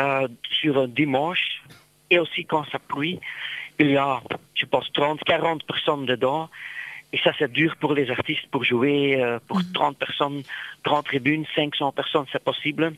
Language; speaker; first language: French; non-native, local second language; Dutch